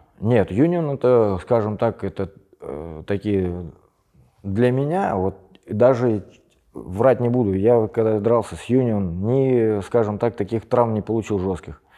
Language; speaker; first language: Russian; native; Russian